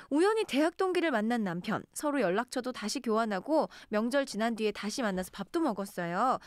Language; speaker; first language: Korean; native; Korean